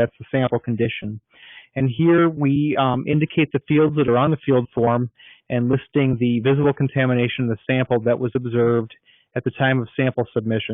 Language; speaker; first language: English; native; English